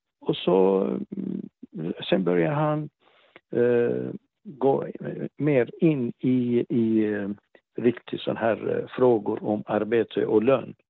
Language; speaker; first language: Swedish; non-native, fluent; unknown